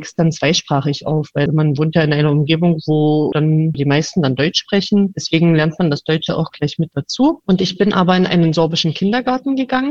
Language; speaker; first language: German; non-native, local second language; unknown